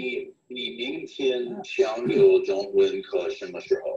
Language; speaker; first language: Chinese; non-native, fluent; English